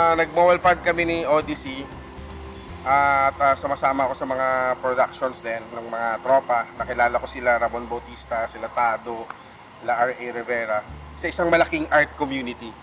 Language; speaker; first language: Filipino; non-native, local second language; Cebuano